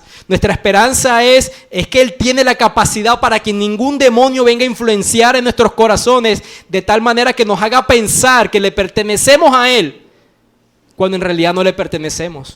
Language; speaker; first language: Spanish; native; Spanish